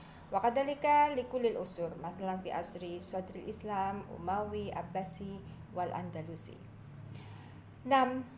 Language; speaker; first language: Arabic; non-native, fluent; Indonesian